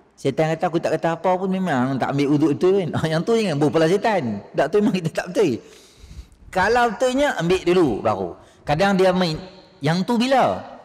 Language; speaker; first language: Malay; native; Malay